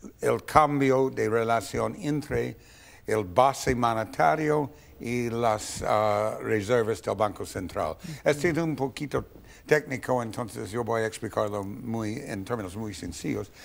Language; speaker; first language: Spanish; non-native, fluent; English